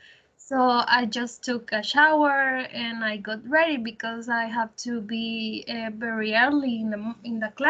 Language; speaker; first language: English; non-native, learner; Spanish